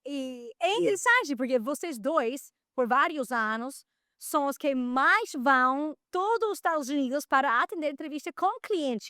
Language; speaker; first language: Portuguese; non-native, fluent; Spanish